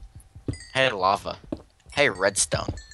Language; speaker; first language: English; native; English